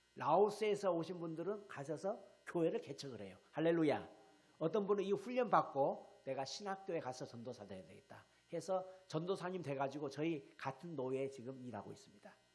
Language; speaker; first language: Korean; native; Korean